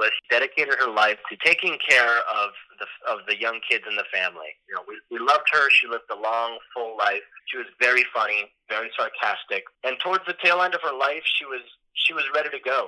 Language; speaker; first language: English; native; English